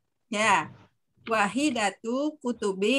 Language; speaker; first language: Arabic; non-native, learner; Indonesian